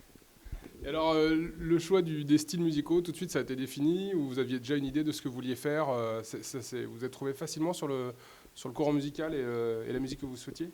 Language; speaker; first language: French; native; French